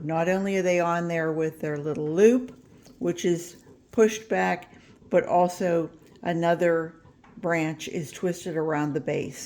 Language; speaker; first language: English; native; English